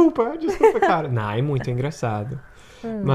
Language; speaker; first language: Portuguese; non-native, fluent; English